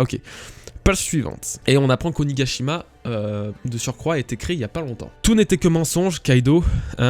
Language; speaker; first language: French; native; French